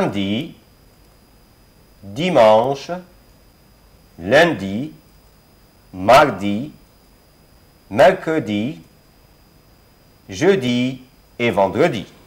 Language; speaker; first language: French; non-native, fluent; Arabic